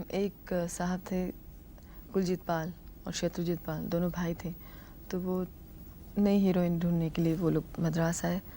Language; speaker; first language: Hindi; non-native, local second language; Telugu